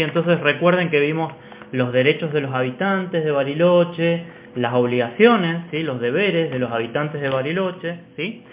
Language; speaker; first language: Spanish; native; Spanish